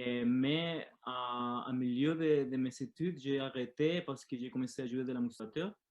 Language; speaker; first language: French; non-native, learner; Spanish